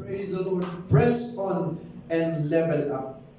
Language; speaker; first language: English; non-native, local second language; Filipino